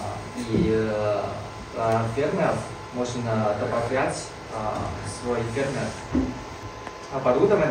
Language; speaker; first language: Russian; non-native, learner; Chinese